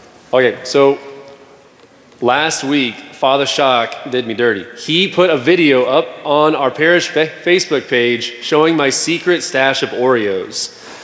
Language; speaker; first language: English; native; English